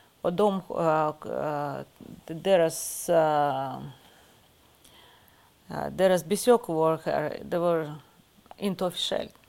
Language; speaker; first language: Swedish; non-native, fluent; Russian